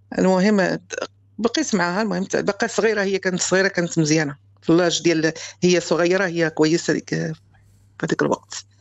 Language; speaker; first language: Arabic; native; Arabic